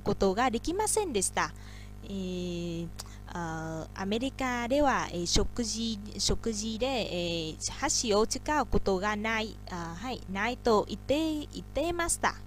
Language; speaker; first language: Japanese; non-native, learner; Vietnamese